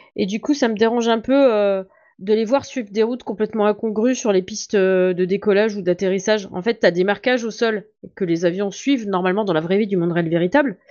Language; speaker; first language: French; native; French